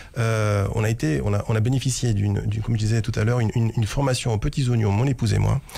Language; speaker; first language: French; non-native, fluent; Romanian